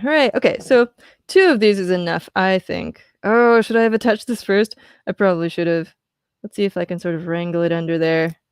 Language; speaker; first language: English; native; English